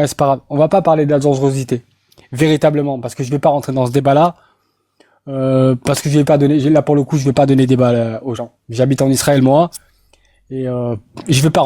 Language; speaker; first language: French; native; French